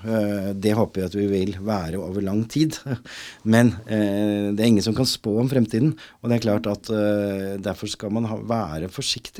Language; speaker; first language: Norwegian; native; Norwegian